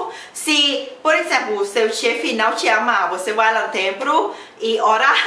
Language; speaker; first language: Portuguese; non-native, learner; Thai